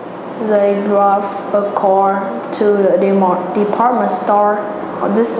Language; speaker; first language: English; non-native, learner; Vietnamese